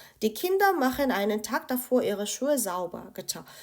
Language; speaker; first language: German; non-native, fluent; Korean